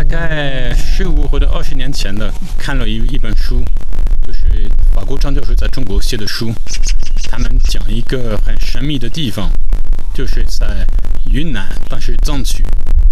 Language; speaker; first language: Chinese; non-native, fluent; French